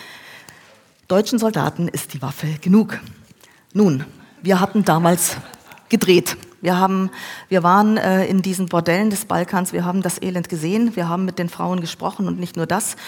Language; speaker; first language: German; native; German